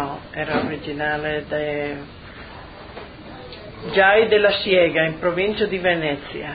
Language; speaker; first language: Italian; native; Italian